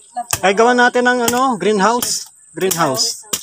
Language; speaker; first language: Filipino; native; Filipino